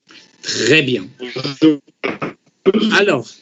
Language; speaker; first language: French; non-native, fluent; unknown